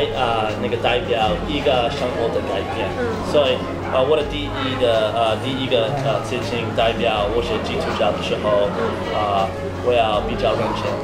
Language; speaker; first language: Chinese; non-native, learner; English